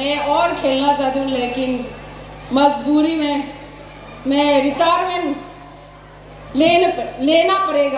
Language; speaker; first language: Hindi; non-native, local second language; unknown